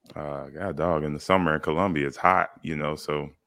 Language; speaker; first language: English; native; English